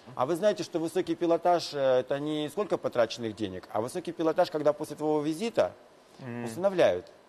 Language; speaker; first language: Russian; native; Russian